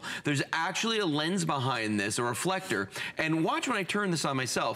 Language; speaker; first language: English; native; English